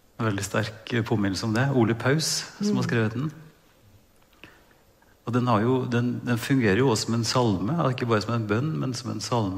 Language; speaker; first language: Norwegian; native; Norwegian